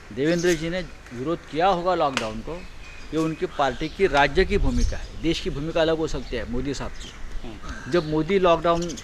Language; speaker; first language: Hindi; non-native, local second language; Marathi